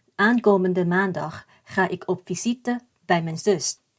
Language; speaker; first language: Dutch; non-native, fluent; Thai